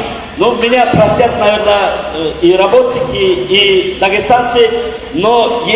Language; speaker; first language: Russian; non-native, local second language; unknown